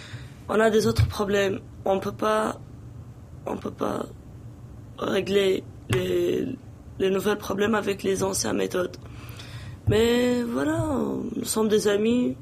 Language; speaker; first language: French; non-native, local second language; Arabic